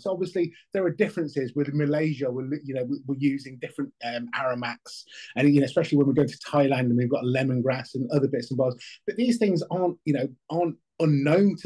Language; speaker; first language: English; native; English